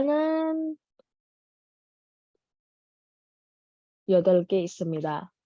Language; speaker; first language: Korean; non-native, learner; Indonesian